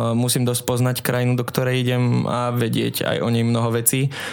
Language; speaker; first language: Slovak; native; Slovak